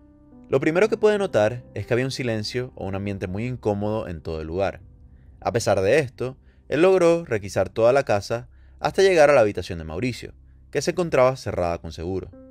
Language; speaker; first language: Spanish; native; Spanish